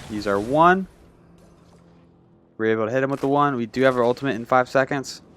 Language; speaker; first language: English; native; English